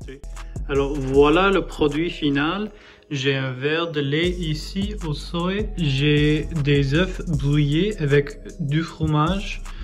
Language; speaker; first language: French; non-native, fluent; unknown